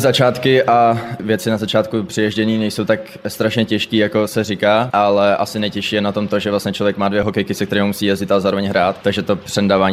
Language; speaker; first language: Czech; native; Czech